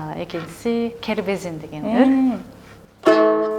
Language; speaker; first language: Kyrgyz; non-native, learner; Japanese